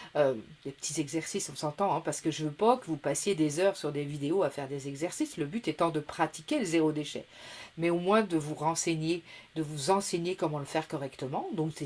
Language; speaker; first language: French; native; French